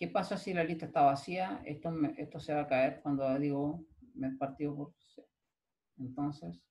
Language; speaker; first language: Spanish; native; Spanish